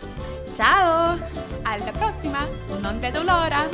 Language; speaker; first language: Italian; non-native, learner; English